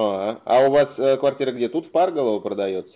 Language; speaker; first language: Russian; native; Russian